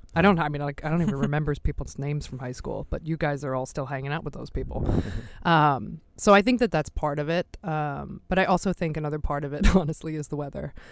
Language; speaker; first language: English; native; English